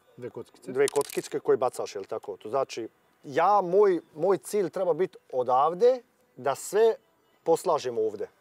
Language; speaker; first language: Croatian; early bilingual, heritage; Serbian